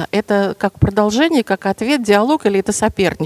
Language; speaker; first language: Russian; native; Russian